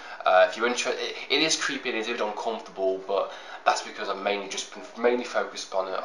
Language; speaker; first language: English; native; English